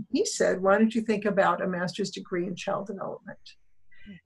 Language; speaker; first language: English; native; English